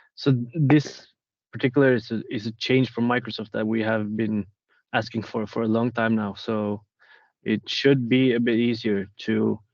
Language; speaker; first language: English; non-native, fluent; Norwegian